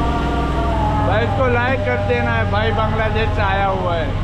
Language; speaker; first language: Hindi; non-native, local second language; Bangla